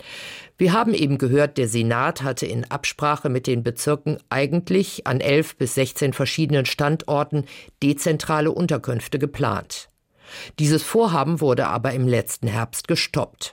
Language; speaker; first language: German; native; German